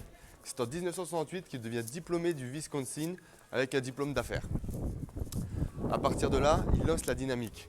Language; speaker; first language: French; native; French